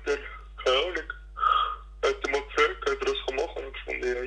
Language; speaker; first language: German; native; German